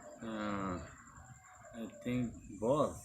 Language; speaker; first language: English; non-native, learner; Spanish